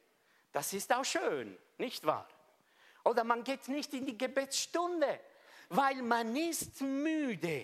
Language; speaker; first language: German; non-native, fluent; Italian